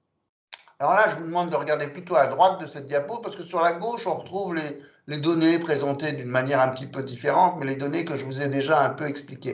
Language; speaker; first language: French; native; French